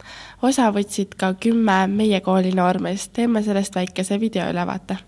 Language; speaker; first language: Estonian; native; Estonian